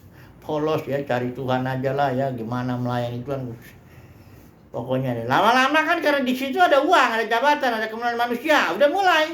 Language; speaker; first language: Indonesian; native; Indonesian